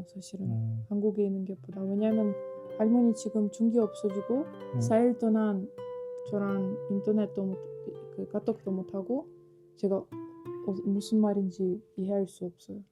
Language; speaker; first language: Korean; non-native, fluent; Ukrainian